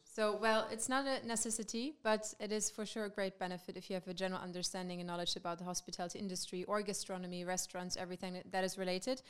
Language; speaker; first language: English; non-native, fluent; German